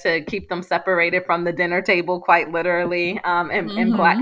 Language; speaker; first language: English; native; English